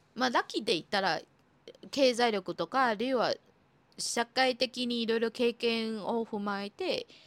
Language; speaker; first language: Japanese; non-native, fluent; Chinese